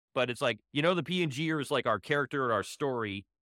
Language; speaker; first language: English; native; English